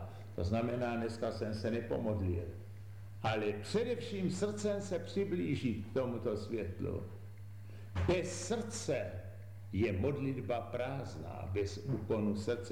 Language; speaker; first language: Czech; native; Czech